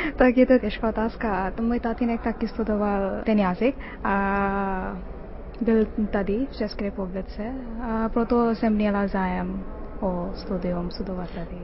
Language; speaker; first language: Czech; non-native, learner; Hindi